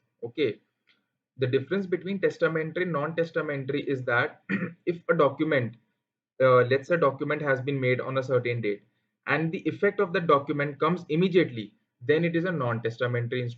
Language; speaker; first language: English; non-native, local second language; Hindi